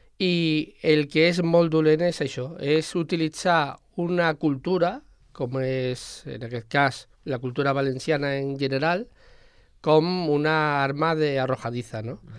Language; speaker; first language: Catalan; non-native, local second language; Spanish